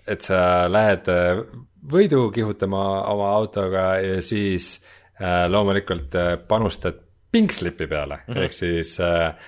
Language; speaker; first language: Estonian; native; Estonian